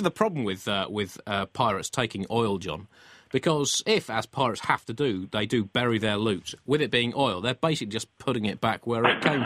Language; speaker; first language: English; native; English